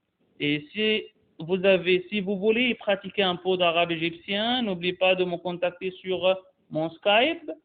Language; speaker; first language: French; non-native, fluent; Arabic